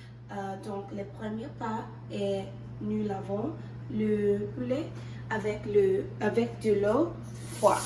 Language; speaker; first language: French; non-native, learner; English